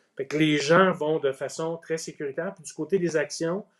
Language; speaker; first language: French; native; French